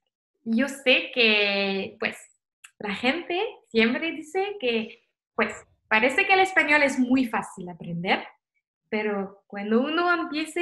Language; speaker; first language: Spanish; non-native, fluent; French